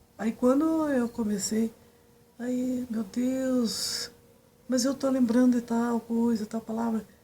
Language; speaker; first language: Portuguese; early bilingual, other home language; Serbian